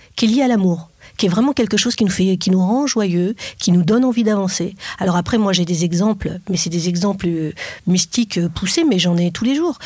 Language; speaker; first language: French; native; French